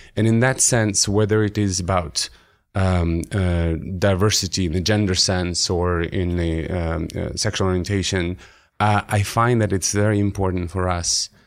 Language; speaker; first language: English; non-native, fluent; Russian